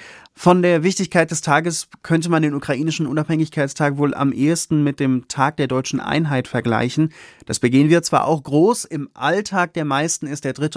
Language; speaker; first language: German; native; German